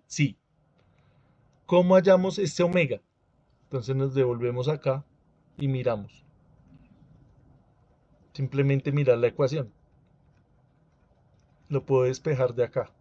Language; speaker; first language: Spanish; native; Spanish